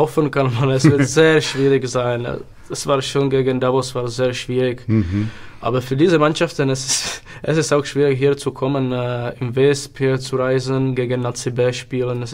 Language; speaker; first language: German; non-native, learner; Czech